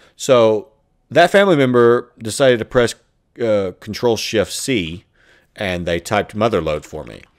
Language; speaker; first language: English; native; English